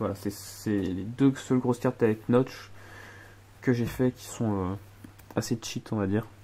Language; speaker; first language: French; native; French